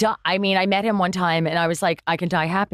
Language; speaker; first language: English; native; English